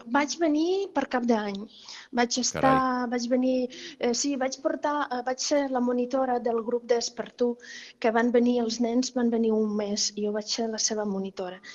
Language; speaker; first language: Catalan; non-native, fluent; Ukrainian